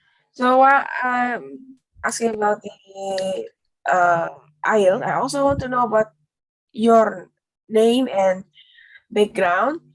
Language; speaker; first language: English; non-native, fluent; Indonesian